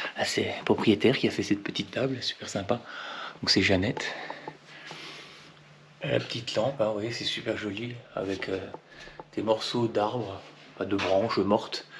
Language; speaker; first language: French; native; French